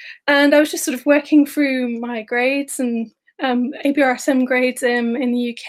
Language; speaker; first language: English; native; English